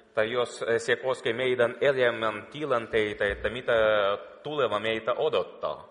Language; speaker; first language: Finnish; non-native, fluent; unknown